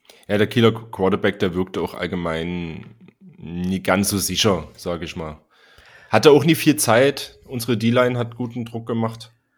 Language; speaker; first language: German; native; German